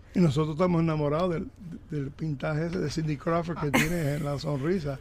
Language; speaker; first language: Spanish; early bilingual, other home language; English